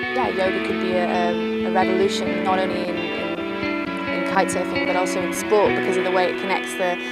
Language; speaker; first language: English; native; English